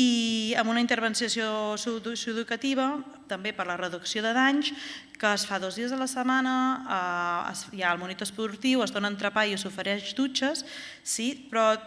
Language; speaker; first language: Catalan; native; Catalan